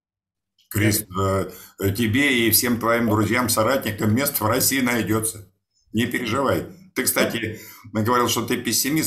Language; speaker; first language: Russian; native; Russian